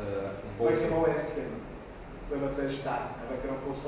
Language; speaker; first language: Portuguese; native; Portuguese